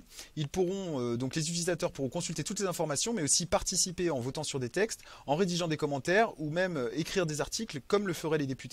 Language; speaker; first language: French; native; French